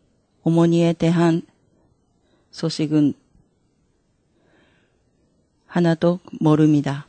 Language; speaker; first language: Korean; non-native, fluent; Japanese